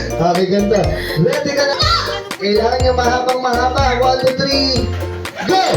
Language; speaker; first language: Filipino; native; Filipino